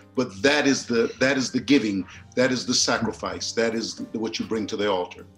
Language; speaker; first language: English; native; English